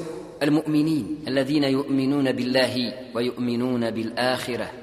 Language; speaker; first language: Arabic; native; Arabic